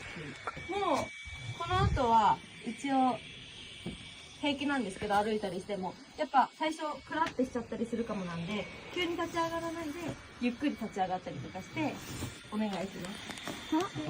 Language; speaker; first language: Japanese; native; Japanese